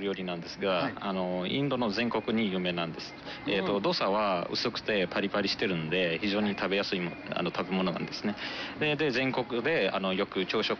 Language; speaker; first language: Japanese; non-native, fluent; Marathi